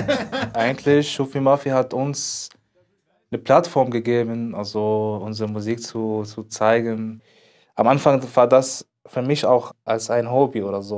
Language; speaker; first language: German; non-native, fluent; Arabic